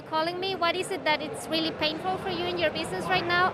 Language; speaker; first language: English; non-native, fluent; Spanish